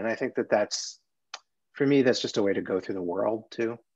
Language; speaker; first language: English; native; English